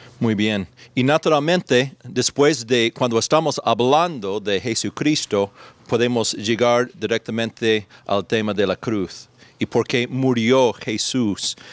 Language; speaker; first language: Spanish; non-native, fluent; English